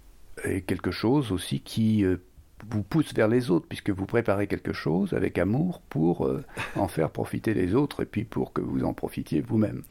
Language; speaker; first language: French; native; French